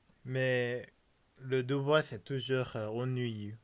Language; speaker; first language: French; non-native, learner; Japanese